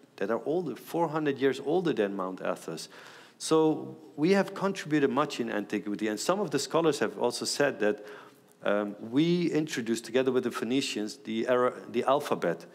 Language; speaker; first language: English; non-native, fluent; Aramaic